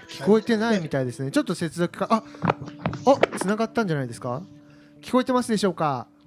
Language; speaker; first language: Japanese; native; Japanese